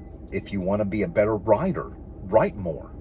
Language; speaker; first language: English; native; English